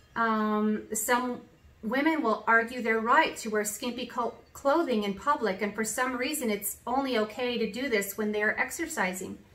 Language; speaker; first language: English; native; English